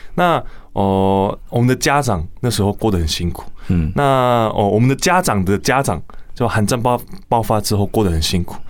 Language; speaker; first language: Chinese; non-native, fluent; Korean